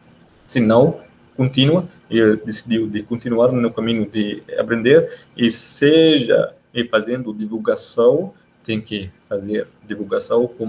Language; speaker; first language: Portuguese; non-native, learner; Arabic